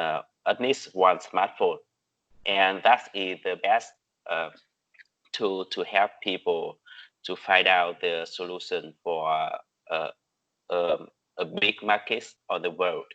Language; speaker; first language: English; non-native, learner; Vietnamese